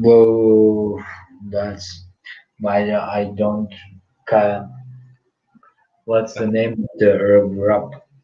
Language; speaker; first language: English; non-native, fluent; Turkish